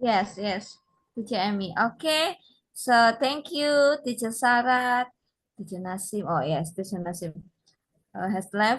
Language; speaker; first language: English; non-native, learner; Indonesian